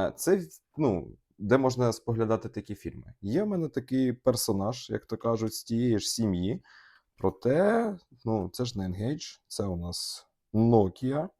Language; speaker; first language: Ukrainian; non-native, local second language; Russian